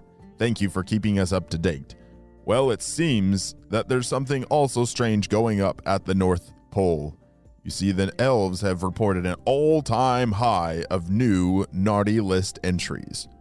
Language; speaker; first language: English; native; English